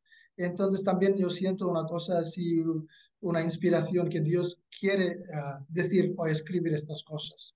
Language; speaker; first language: Spanish; non-native, fluent; Tamil